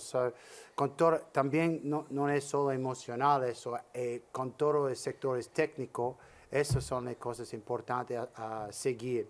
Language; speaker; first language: Spanish; non-native, learner; English